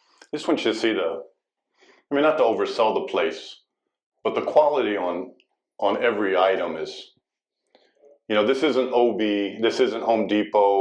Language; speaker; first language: English; native; English